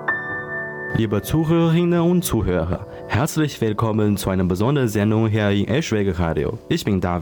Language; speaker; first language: German; non-native, learner; Chinese